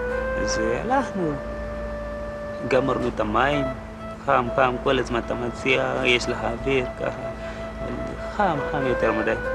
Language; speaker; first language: Hebrew; non-native, learner; Amharic